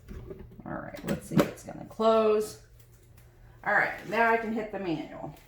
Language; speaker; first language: English; native; English